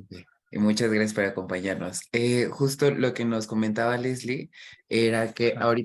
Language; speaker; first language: Spanish; native; Spanish